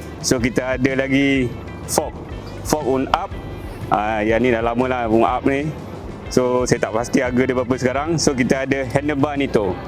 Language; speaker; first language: Malay; native; Malay